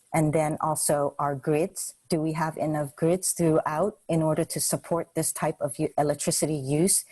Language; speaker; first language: English; non-native, local second language; Cantonese